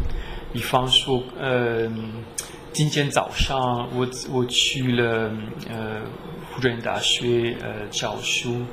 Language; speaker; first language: Chinese; non-native, fluent; French